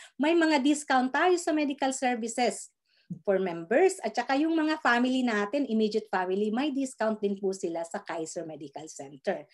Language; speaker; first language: Filipino; native; Filipino